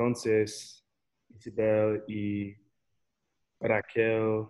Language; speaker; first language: Spanish; non-native, learner; English